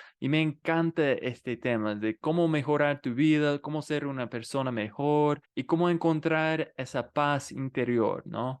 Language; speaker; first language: Spanish; non-native, fluent; English